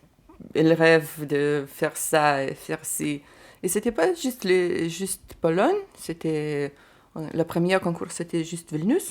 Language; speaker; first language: French; non-native, learner; Lithuanian